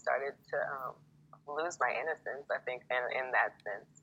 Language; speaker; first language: English; native; English